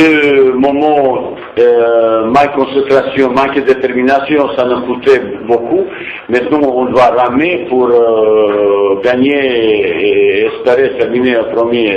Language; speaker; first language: French; non-native, fluent; Bosnian